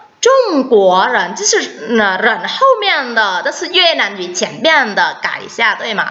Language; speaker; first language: Chinese; non-native, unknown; Vietnamese